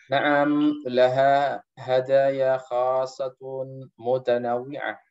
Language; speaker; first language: Arabic; non-native, fluent; Indonesian